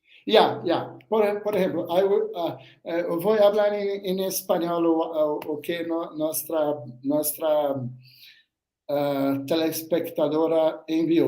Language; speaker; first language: Spanish; non-native, learner; Portuguese